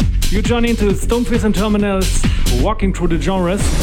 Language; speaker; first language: English; non-native, fluent; German